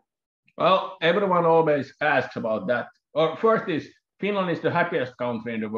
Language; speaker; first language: English; non-native, fluent; Finnish